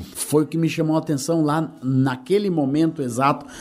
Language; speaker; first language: Portuguese; native; Portuguese